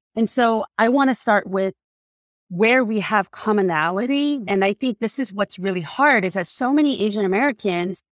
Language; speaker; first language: English; non-native, fluent; Korean